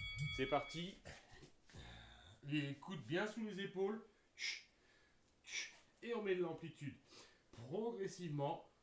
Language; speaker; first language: French; native; French